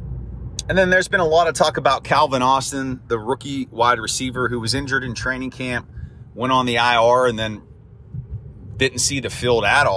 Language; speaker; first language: English; native; English